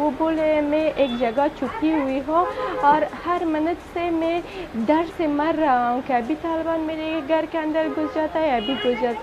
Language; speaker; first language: Hindi; non-native, fluent; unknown